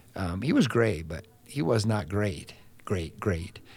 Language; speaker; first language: English; native; English